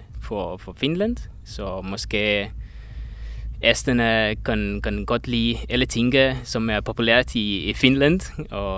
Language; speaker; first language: Danish; non-native, learner; Estonian